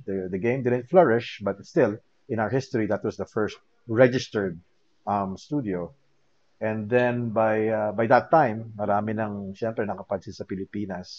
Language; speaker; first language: English; non-native, local second language; Filipino